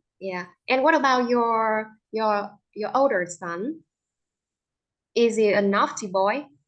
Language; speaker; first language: English; non-native, fluent; Vietnamese